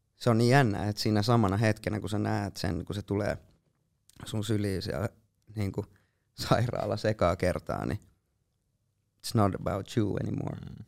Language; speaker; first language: Finnish; native; Finnish